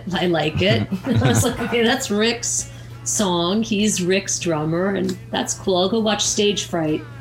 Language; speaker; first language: English; native; English